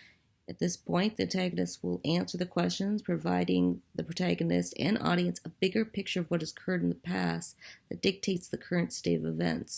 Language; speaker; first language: English; native; English